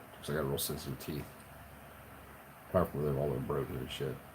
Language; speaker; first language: English; native; English